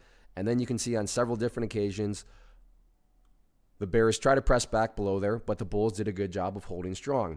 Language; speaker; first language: English; native; English